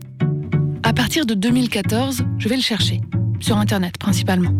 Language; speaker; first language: French; native; French